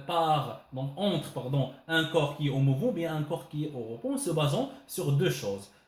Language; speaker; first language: French; non-native, local second language; Arabic